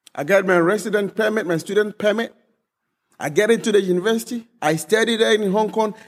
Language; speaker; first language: English; non-native, local second language; Akan